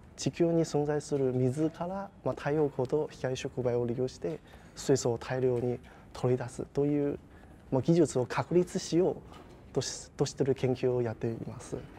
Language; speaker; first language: Japanese; non-native, fluent; Chinese